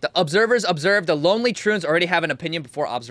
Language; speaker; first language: English; native; English